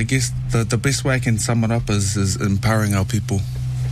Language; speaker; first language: English; native; English